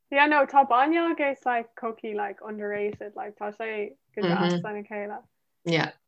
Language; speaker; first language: Irish; non-native, local second language; English